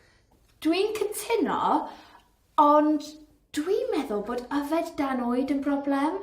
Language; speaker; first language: Welsh; non-native, learner; English